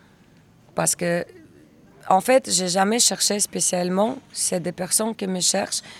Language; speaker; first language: French; non-native, fluent; Russian